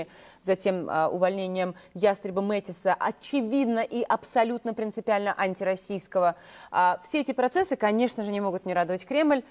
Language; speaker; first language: Russian; native; Russian